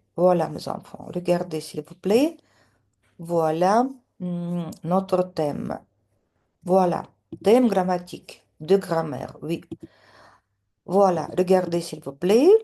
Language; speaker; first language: French; non-native, fluent; Russian